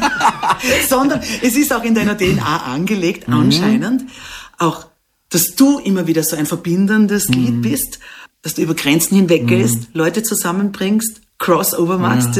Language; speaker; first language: German; native; German